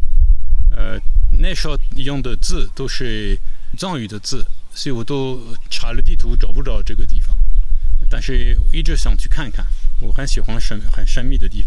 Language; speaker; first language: Chinese; non-native, fluent; French